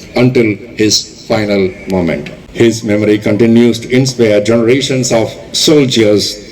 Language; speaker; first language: English; non-native, local second language; Malayalam